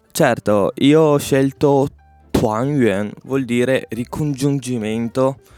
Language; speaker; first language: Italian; early bilingual, other home language; Chinese